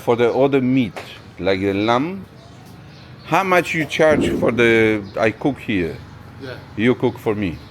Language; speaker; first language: English; non-native, learner; Polish